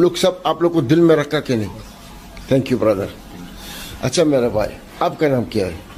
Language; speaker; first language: Hindi; non-native, learner; Arabic